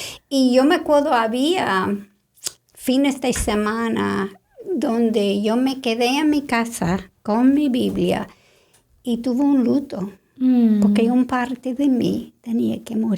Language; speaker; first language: Spanish; non-native, fluent; English